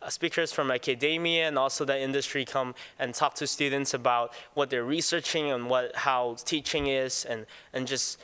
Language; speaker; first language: English; non-native, local second language; Cantonese